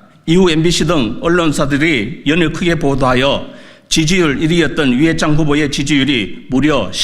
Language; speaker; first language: Korean; native; Korean